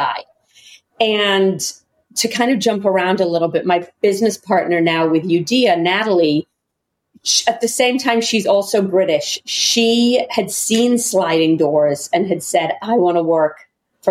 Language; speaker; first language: English; native; English